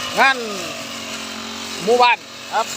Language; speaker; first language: Thai; non-native, local second language; Northeastern Thai